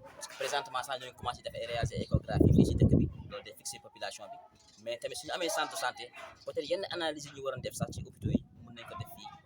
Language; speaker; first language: Wolof; non-native, local second language; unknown